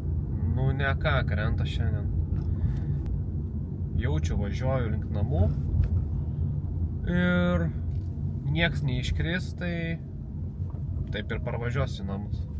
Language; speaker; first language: Lithuanian; native; Lithuanian